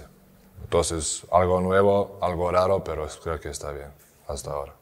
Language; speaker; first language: Spanish; non-native, learner; Serbian